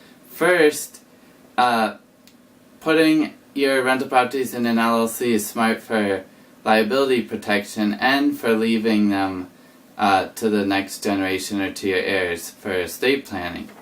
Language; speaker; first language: English; native; English